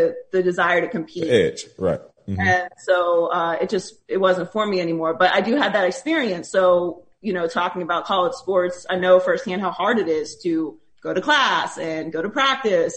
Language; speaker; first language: English; native; English